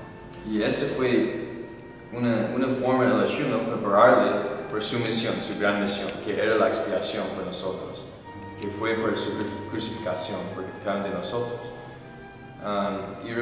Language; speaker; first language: Spanish; non-native, fluent; English